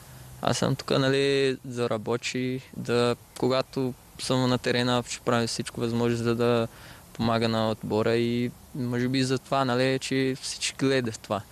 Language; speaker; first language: Bulgarian; non-native, learner; Portuguese